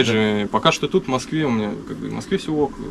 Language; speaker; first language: Russian; native; Russian